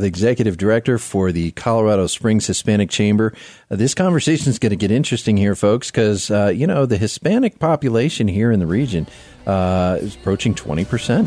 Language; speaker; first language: English; native; English